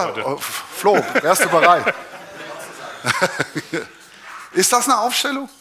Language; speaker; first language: German; native; German